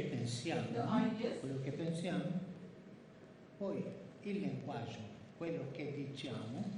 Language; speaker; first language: Italian; non-native, fluent; Spanish